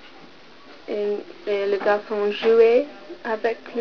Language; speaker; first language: French; non-native, learner; English